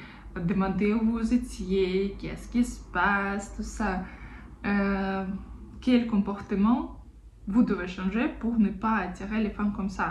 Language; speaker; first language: French; non-native, fluent; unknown